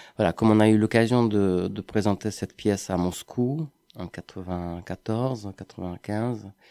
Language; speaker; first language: French; non-native, fluent; Ukrainian